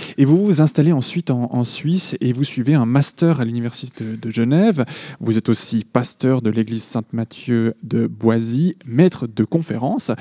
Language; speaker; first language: French; native; French